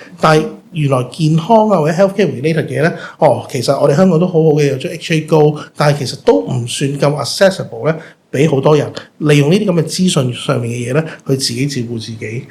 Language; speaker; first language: Cantonese; native; Cantonese